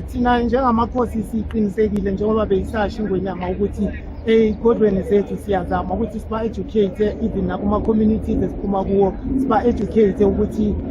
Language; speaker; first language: Zulu; native; Zulu